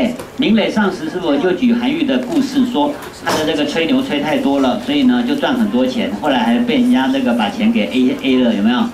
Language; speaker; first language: Chinese; native; Chinese